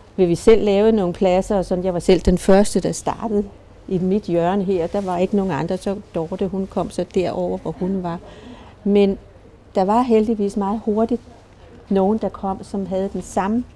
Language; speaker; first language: Danish; native; Danish